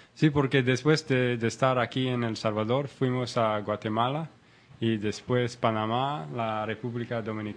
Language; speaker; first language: Spanish; non-native, learner; English